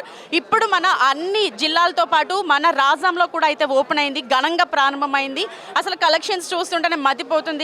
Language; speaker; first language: Telugu; native; Telugu